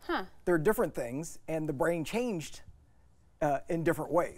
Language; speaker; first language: English; native; English